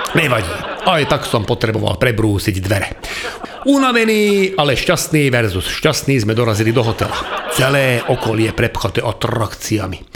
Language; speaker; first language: Slovak; non-native, local second language; Hungarian